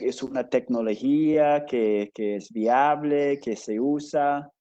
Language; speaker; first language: Spanish; non-native, fluent; English